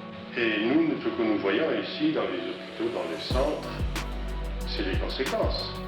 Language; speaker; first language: French; native; French